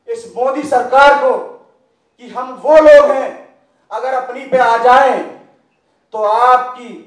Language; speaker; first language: Hindi; native; Hindi